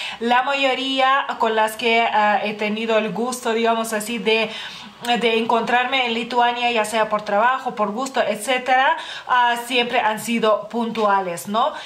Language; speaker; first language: Spanish; non-native, fluent; Lithuanian